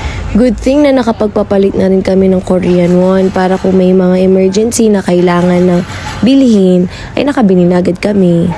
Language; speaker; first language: Filipino; native; Filipino